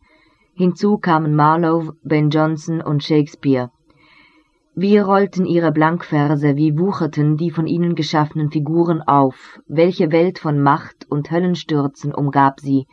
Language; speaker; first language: German; native; German